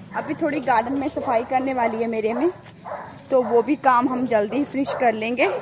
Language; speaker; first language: Hindi; non-native, local second language; Punjabi